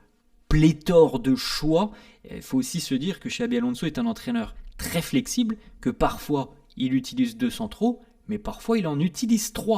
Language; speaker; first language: French; native; French